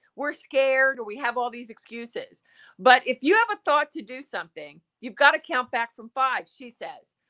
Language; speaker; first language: English; native; English